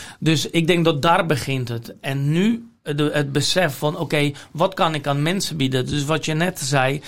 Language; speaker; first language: Dutch; non-native, fluent; Polish